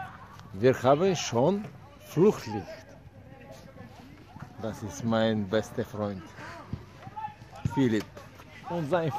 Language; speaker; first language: German; non-native, learner; Bulgarian